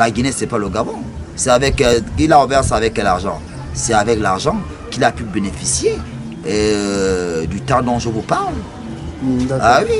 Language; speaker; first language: French; non-native, local second language; Fang